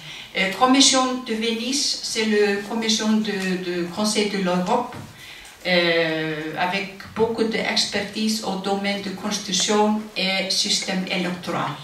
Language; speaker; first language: French; non-native, learner; Icelandic